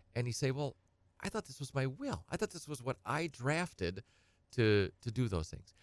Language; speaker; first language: English; native; English